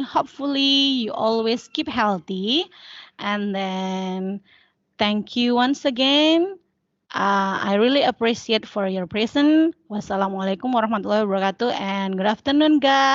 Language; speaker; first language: English; non-native, learner; Indonesian